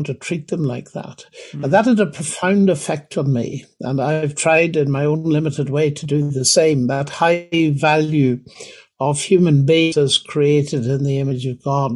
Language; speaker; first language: English; native; English